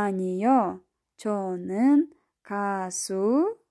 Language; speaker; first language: Korean; non-native, fluent; Kyrgyz